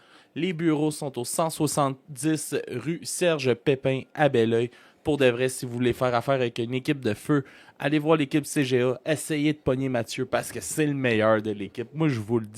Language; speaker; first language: French; native; French